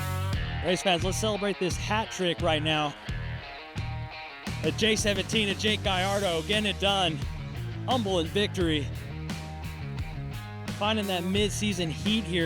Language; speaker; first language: English; native; English